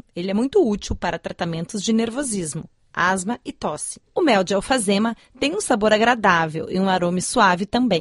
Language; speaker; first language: Portuguese; native; Portuguese